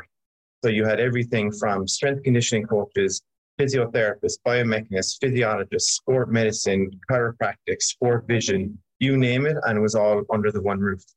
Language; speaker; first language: English; native; English